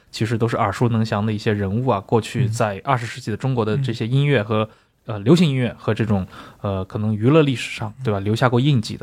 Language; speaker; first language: Chinese; native; Chinese